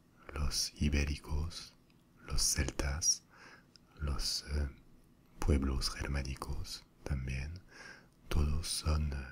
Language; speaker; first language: Spanish; non-native, fluent; French